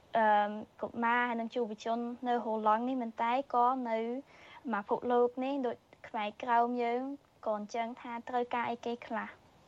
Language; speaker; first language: Khmer; early bilingual, heritage; Khmer